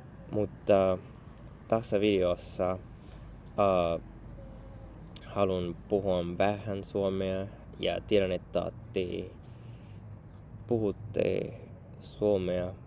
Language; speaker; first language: Finnish; non-native, learner; Spanish